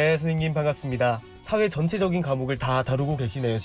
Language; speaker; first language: Korean; native; Korean